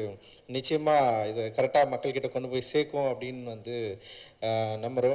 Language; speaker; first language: Tamil; native; Tamil